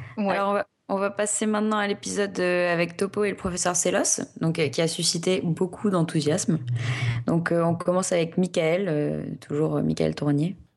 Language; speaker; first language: French; native; French